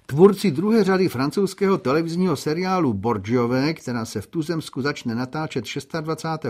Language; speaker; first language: Czech; native; Czech